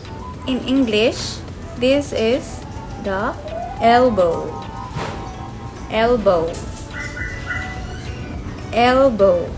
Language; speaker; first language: English; non-native, local second language; Filipino